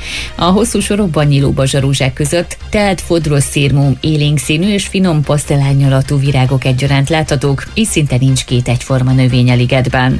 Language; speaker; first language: Hungarian; native; Hungarian